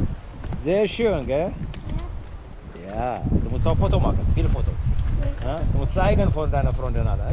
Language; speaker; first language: German; non-native, learner; Amharic